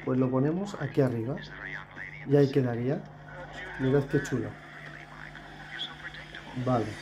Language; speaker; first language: Spanish; native; Spanish